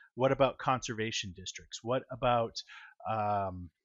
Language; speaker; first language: English; native; English